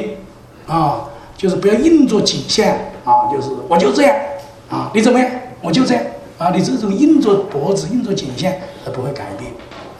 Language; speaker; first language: Chinese; native; Chinese